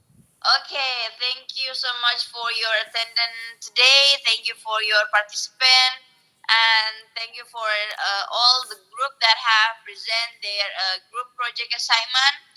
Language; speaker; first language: English; non-native, local second language; Indonesian